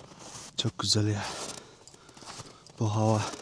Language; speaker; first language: Turkish; non-native, learner; Mongolian